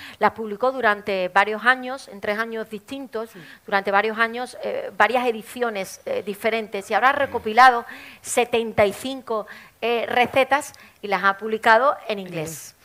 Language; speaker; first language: Spanish; native; Spanish